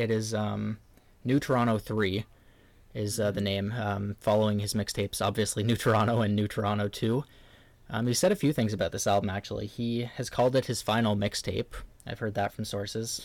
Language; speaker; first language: English; native; English